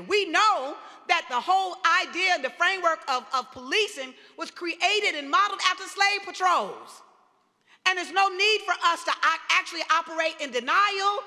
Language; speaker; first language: English; native; English